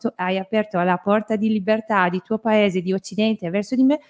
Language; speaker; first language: Italian; non-native, fluent; Persian